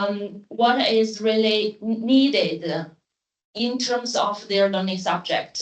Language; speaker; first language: English; non-native, learner; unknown